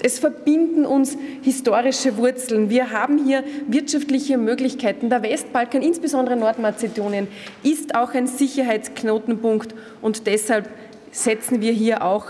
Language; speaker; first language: German; native; German